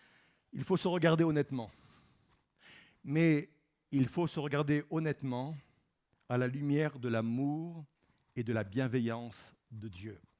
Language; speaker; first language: French; native; French